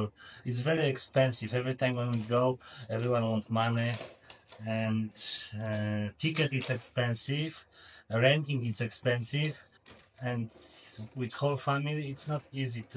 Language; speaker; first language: English; non-native, learner; Polish